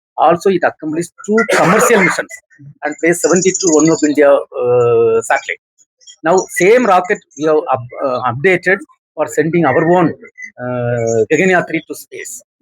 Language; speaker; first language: English; non-native, local second language; Tamil